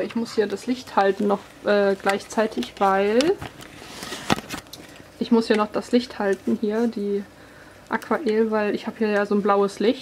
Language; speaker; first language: German; native; German